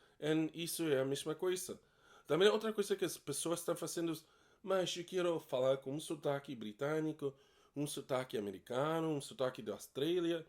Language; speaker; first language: Portuguese; non-native, learner; English